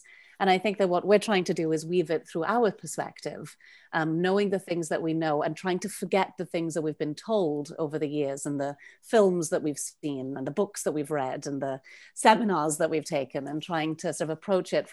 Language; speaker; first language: English; native; English